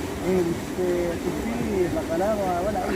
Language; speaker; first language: Arabic; non-native, fluent; Oromo